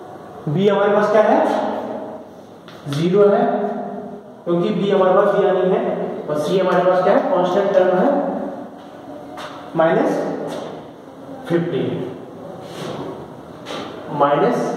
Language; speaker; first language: Hindi; native; Hindi